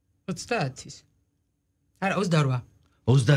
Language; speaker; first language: Georgian; native; Georgian